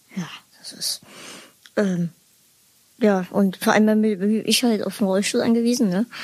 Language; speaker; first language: German; native; German